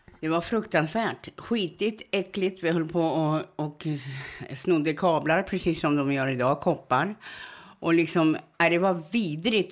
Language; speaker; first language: Swedish; native; Swedish